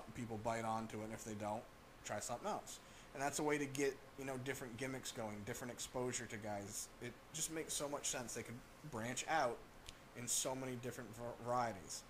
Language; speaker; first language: English; native; English